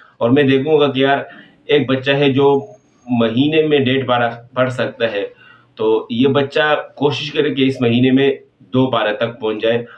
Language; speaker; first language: Urdu; non-native, local second language; Pashto